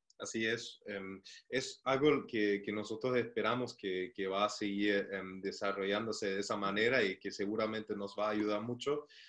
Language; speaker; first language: Spanish; non-native, fluent; German